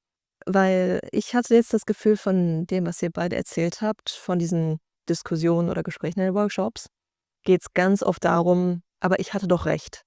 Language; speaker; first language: German; native; German